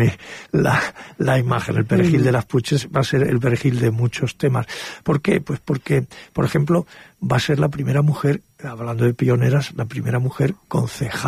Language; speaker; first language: Spanish; native; Spanish